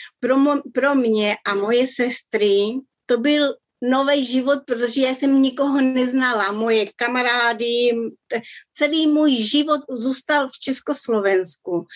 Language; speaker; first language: Czech; early bilingual, other home language; Spanish